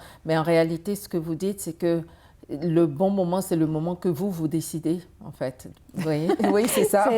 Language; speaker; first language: French; native; French